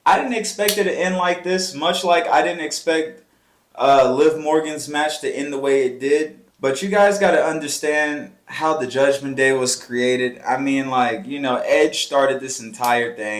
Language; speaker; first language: English; native; English